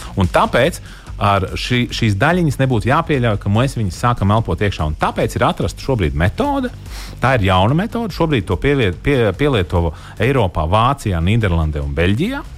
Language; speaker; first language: Latvian; native; Latvian